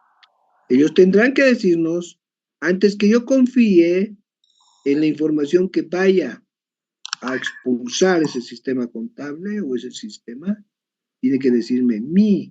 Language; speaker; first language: Spanish; native; Spanish